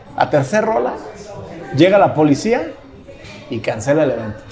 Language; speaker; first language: Spanish; native; Spanish